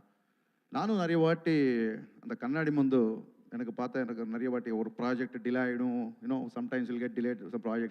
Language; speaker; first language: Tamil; non-native, learner; Telugu